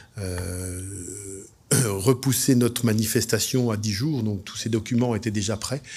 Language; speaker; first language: French; native; French